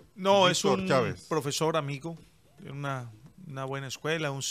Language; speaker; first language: Spanish; native; Spanish